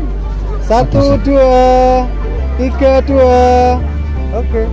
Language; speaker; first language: Indonesian; non-native, local second language; Javanese